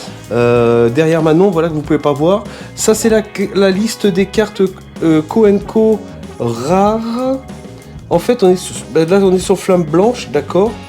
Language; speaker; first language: French; native; French